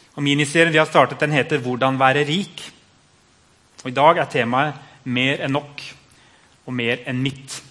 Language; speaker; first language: Norwegian; native; Norwegian